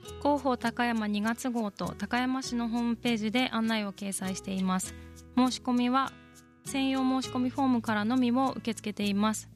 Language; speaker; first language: Japanese; native; Japanese